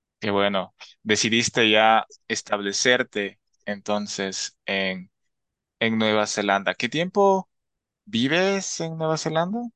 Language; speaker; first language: Spanish; native; Spanish